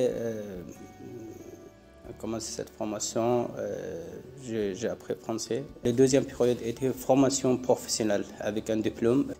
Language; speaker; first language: French; non-native, learner; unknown